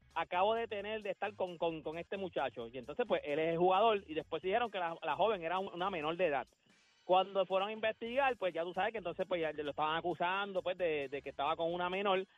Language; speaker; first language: Spanish; native; Spanish